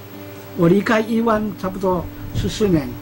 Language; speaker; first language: Chinese; non-native, local second language; Amis